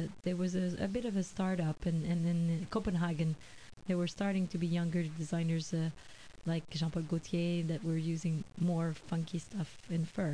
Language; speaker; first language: English; native; English